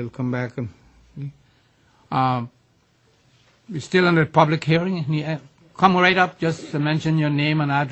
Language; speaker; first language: English; native; English